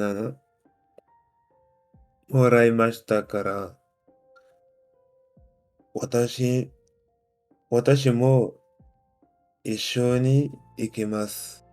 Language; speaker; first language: Japanese; non-native, learner; French